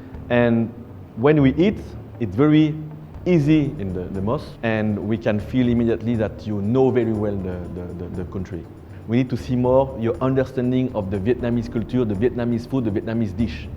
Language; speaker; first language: English; non-native, fluent; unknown